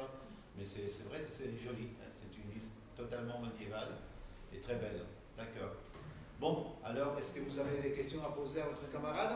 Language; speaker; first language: French; non-native, fluent; Spanish